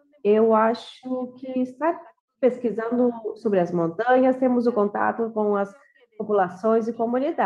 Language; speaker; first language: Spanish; non-native, learner; Portuguese